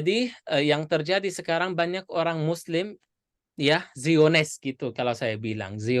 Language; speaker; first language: Indonesian; non-native, fluent; Arabic